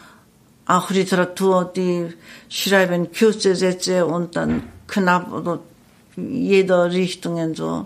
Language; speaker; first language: German; non-native, learner; Korean